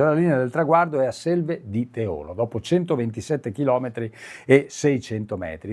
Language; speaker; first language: Italian; native; Italian